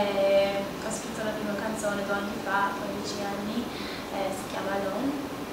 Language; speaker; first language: Italian; non-native, fluent; Maltese